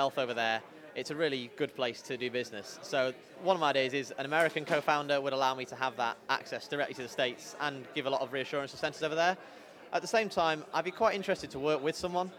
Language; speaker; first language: English; native; English